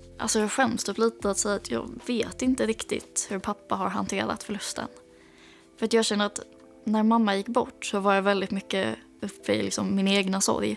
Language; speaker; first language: Swedish; native; Swedish